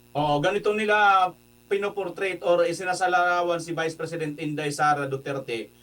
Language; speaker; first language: Filipino; non-native, local second language; Waray